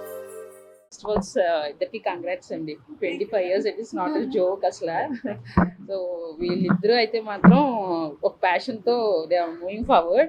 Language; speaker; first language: Telugu; native; Telugu